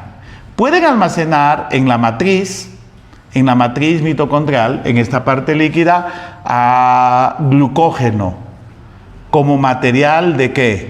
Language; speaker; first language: Spanish; native; Spanish